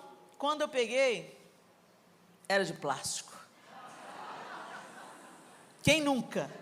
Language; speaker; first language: Portuguese; native; Portuguese